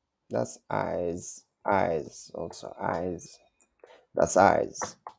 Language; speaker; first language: German; non-native, learner; Kurdish